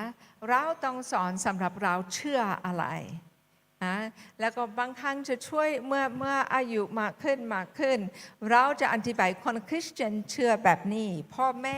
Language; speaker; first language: Thai; non-native, fluent; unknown